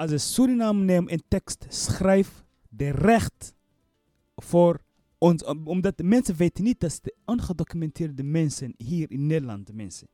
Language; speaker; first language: Dutch; non-native, learner; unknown